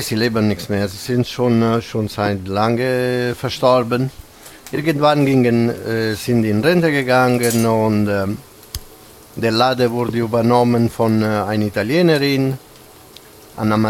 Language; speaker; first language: German; non-native, fluent; Italian